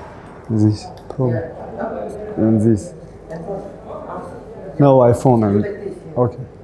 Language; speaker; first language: English; non-native, learner; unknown